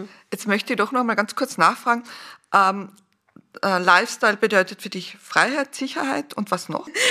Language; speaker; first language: German; native; German